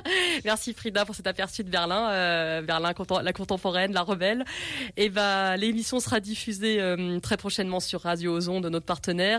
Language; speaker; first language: French; native; French